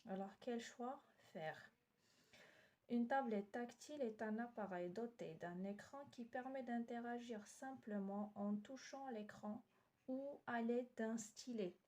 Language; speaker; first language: French; non-native, local second language; Arabic